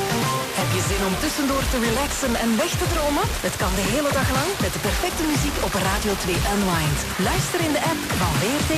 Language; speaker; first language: Dutch; native; Dutch